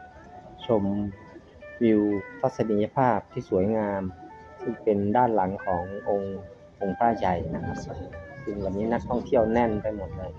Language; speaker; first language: Thai; native; Thai